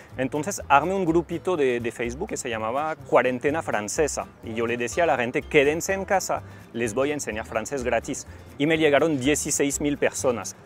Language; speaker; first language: Spanish; non-native, fluent; French